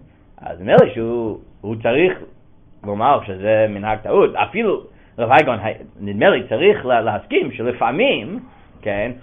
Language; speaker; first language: Hebrew; non-native, fluent; English